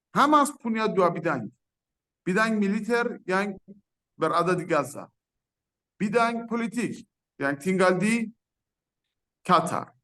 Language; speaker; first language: Indonesian; non-native, fluent; Persian